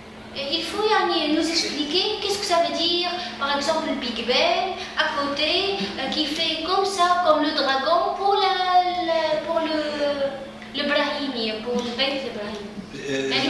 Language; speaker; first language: French; non-native, learner; Arabic